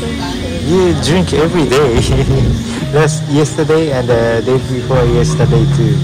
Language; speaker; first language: English; non-native, learner; Japanese